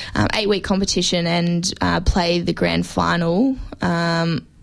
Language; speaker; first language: English; native; English